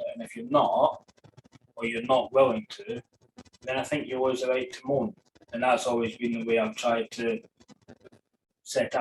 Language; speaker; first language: English; native; English